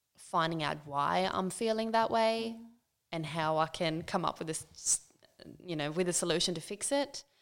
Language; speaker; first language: English; non-native, fluent; Swedish